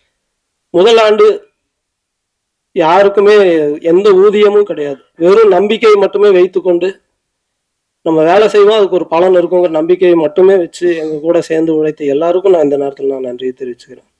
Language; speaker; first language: Tamil; native; Tamil